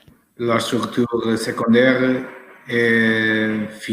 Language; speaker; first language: French; non-native, learner; Portuguese